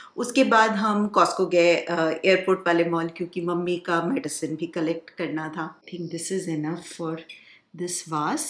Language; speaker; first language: Hindi; non-native, local second language; Bangla